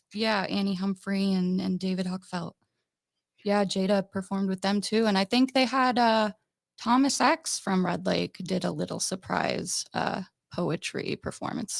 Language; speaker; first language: English; native; English